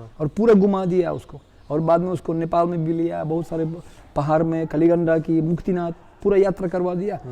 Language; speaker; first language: Hindi; non-native, fluent; Russian